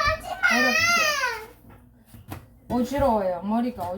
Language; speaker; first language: Korean; non-native, fluent; Kazakh